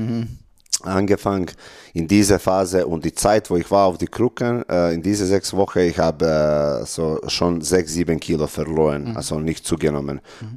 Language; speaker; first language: German; non-native, learner; Serbian